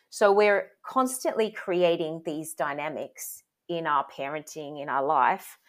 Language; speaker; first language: English; native; English